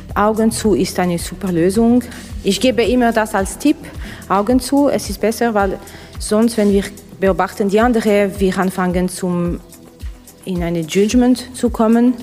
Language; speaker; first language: German; non-native, fluent; Russian